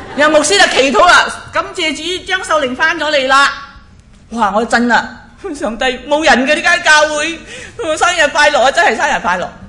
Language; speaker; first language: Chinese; native; Chinese